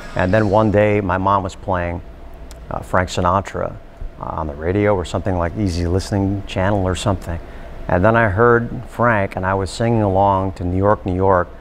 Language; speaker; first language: English; native; English